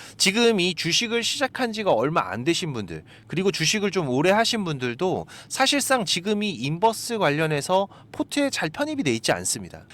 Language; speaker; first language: Korean; native; Korean